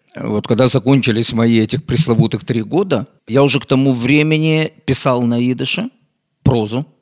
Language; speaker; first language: Russian; native; Russian